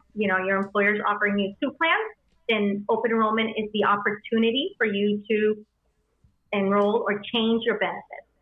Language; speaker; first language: English; early bilingual, other home language; Spanish